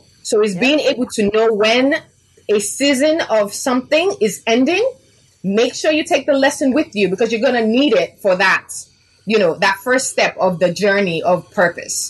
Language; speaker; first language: English; non-native, local second language; Yoruba